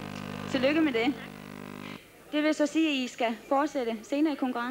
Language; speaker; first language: Danish; native; Danish